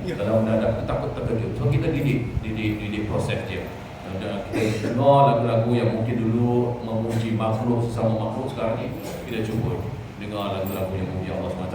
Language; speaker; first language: Malay; native; Malay